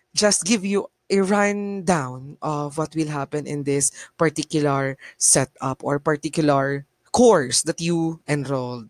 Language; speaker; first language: English; non-native, local second language; Bikol